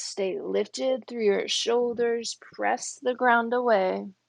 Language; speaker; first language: English; native; English